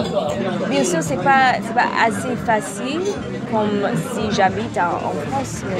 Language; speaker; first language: French; non-native, learner; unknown